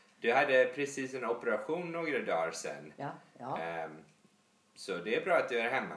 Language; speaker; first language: Swedish; early bilingual, heritage; English